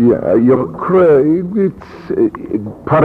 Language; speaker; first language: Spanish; non-native, learner; English